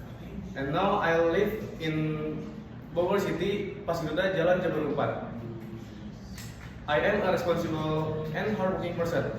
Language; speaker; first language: English; non-native, learner; Indonesian